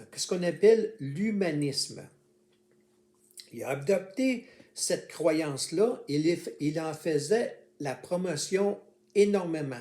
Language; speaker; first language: French; native; French